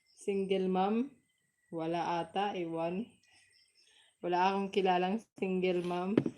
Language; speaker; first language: Filipino; non-native, local second language; Waray